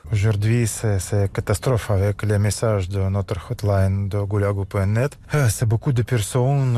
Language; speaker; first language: French; non-native, learner; Russian